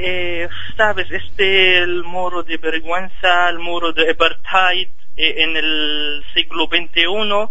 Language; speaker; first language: Spanish; non-native, fluent; Arabic